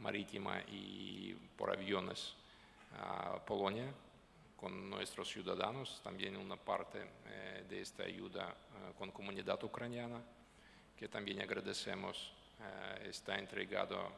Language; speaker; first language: Spanish; non-native, learner; Ukrainian